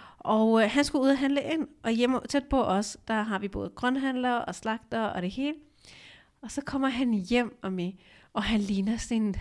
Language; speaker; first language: Danish; early bilingual, other home language; Urdu